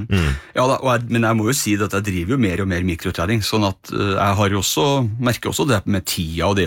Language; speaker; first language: Norwegian; native; Norwegian